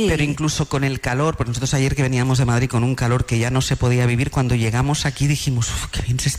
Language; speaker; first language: Spanish; native; Spanish